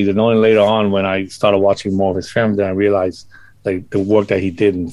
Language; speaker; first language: English; non-native, local second language; Cantonese